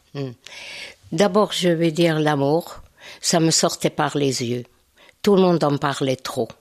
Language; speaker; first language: French; non-native, fluent; Hungarian